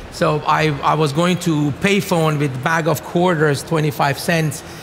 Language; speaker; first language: English; non-native, fluent; Persian